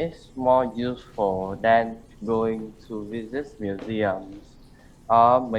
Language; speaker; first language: English; non-native, learner; Vietnamese